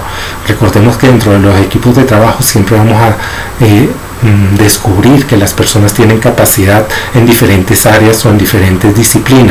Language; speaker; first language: Spanish; native; Spanish